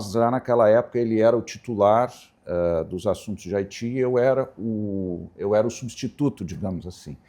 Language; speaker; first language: Portuguese; native; Portuguese